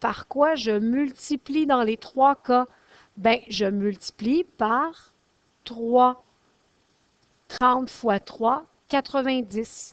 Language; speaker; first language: French; native; French